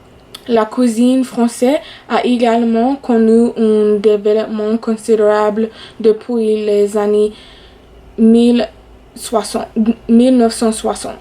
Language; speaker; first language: French; non-native, fluent; English